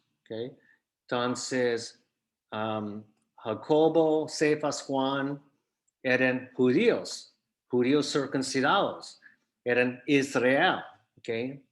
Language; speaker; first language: Spanish; non-native, fluent; English